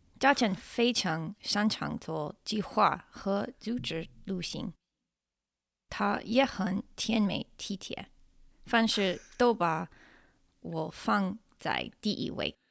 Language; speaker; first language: Chinese; non-native, fluent; English